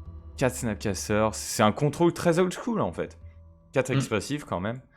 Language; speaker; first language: French; native; French